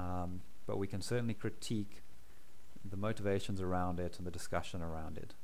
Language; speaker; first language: English; native; English